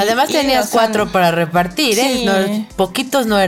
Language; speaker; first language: Spanish; native; Spanish